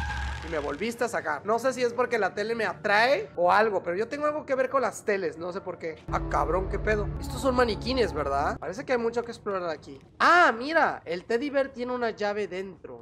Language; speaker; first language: Spanish; native; Spanish